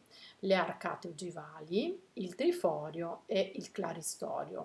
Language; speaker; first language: Italian; native; Italian